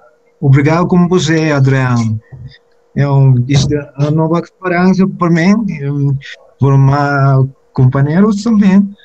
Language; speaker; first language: Portuguese; non-native, learner; Spanish